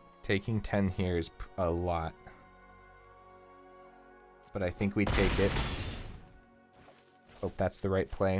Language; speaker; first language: English; native; English